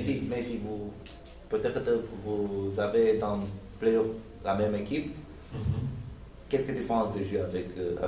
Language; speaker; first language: French; non-native, learner; Romanian